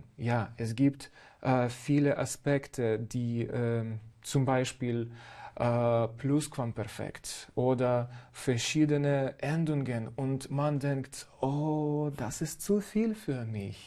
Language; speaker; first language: German; non-native, fluent; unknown